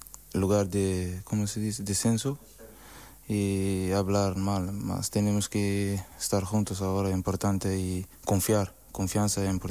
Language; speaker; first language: Spanish; non-native, learner; Portuguese